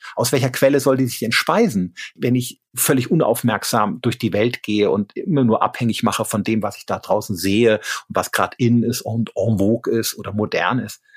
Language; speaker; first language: German; native; German